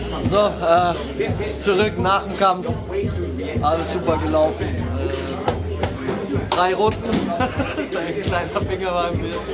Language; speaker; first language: German; native; German